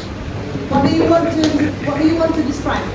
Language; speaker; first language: English; non-native, fluent; Indonesian